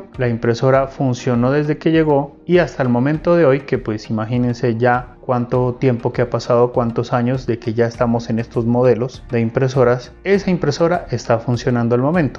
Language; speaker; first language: Spanish; native; Spanish